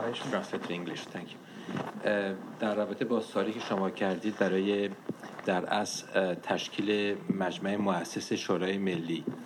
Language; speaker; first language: English; non-native, learner; Persian